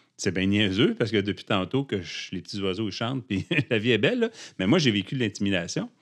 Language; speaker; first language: French; native; French